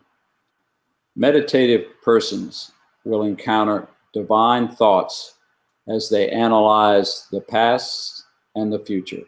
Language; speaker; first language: English; native; English